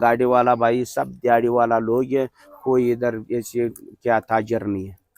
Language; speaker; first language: Hindi; non-native, local second language; Pashto